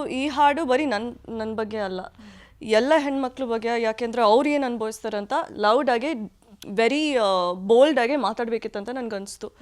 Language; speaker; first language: Kannada; early bilingual, heritage; Kannada